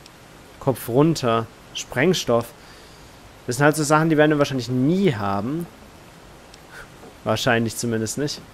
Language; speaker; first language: German; native; German